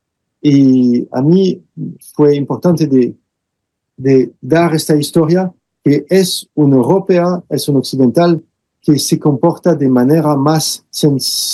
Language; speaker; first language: Spanish; non-native, fluent; French